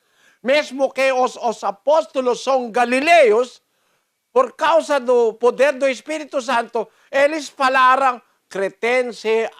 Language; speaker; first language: Portuguese; non-native, learner; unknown